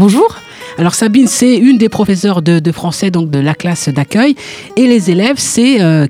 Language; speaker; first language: French; native; French